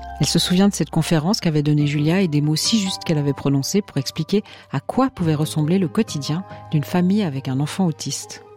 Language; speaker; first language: French; native; French